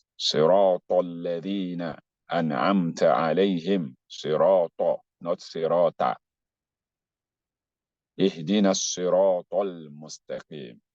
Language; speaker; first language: Arabic; non-native, fluent; English